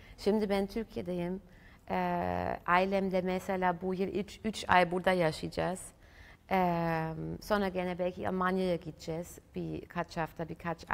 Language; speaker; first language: Turkish; early bilingual, heritage; German